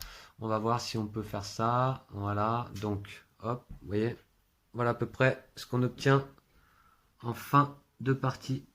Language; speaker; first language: French; native; French